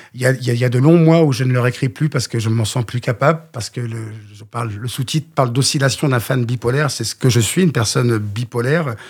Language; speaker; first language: French; native; French